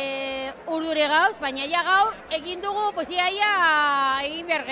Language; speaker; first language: Basque; non-native, local second language; Spanish